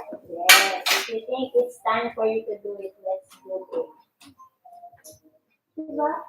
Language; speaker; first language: English; non-native, local second language; Filipino